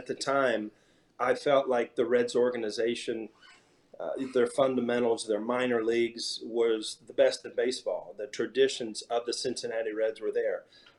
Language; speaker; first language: English; native; English